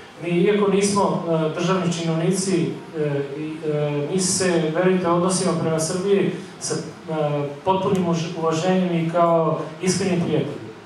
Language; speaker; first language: Bosnian; native; Bosnian